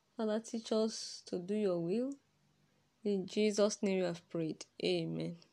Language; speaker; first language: English; non-native, local second language; Yoruba